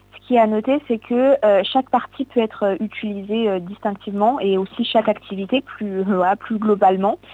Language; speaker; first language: French; native; French